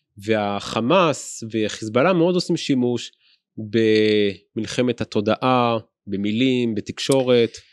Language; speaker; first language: Hebrew; native; Hebrew